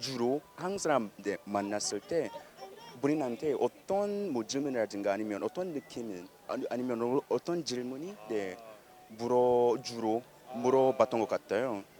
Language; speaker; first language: Korean; non-native, fluent; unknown